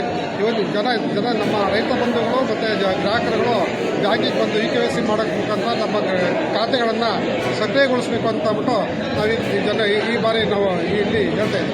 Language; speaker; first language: Kannada; native; Kannada